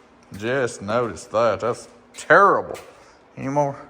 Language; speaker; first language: English; native; English